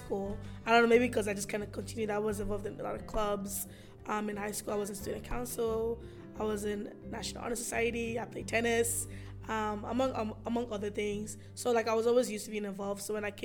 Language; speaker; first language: English; early bilingual, other home language; Ewe